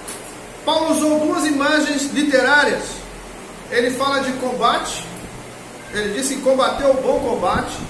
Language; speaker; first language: Portuguese; native; Portuguese